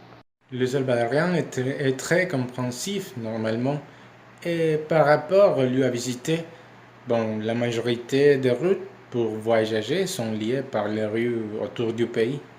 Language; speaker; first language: French; non-native, learner; Spanish